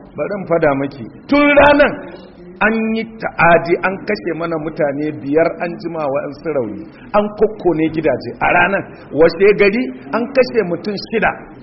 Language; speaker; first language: Hausa; non-native, local second language; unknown